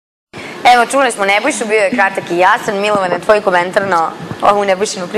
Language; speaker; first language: Croatian; native; Croatian